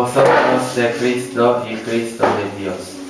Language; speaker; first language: Spanish; non-native, learner; Korean